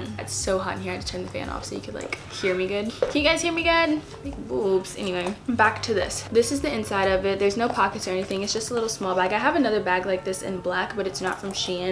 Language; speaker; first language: English; native; English